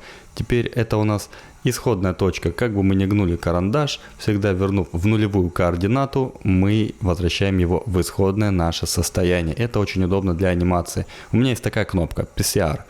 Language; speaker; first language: Russian; native; Russian